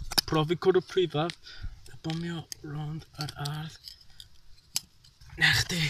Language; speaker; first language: Welsh; non-native, learner; English